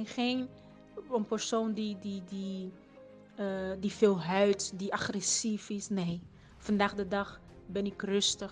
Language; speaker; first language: Dutch; non-native, fluent; Portuguese